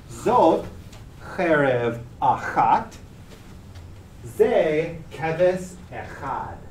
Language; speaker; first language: Hebrew; non-native, fluent; English